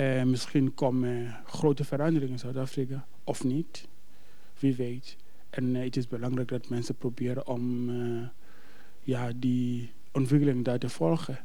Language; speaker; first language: Dutch; non-native, fluent; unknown